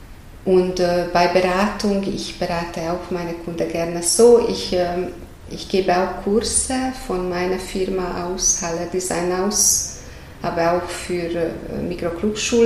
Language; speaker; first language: German; non-native, fluent; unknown